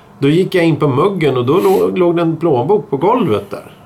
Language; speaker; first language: Swedish; native; Swedish